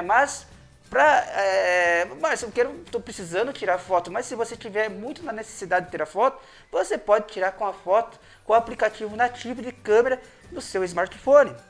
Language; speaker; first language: Portuguese; native; Portuguese